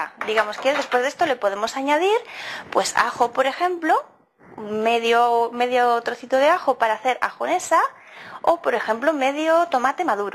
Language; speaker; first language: Spanish; native; Spanish